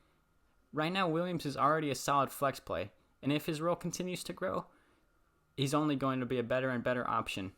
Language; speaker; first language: English; native; English